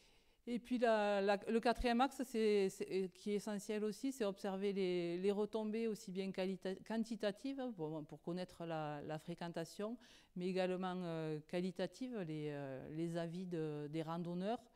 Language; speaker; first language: French; native; French